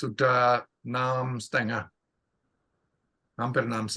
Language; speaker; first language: Indonesian; non-native, fluent; English